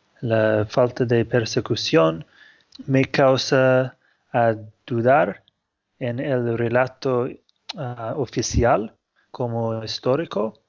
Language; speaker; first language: Spanish; non-native, fluent; English